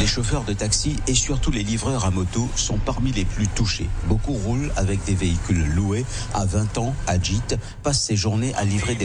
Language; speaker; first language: French; native; French